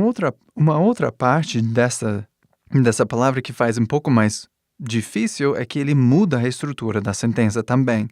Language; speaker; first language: Portuguese; non-native, fluent; English